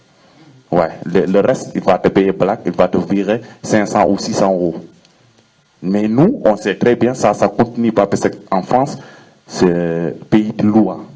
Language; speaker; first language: French; non-native, learner; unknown